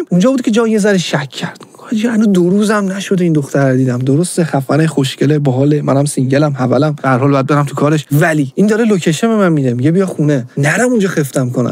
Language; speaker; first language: Persian; native; Persian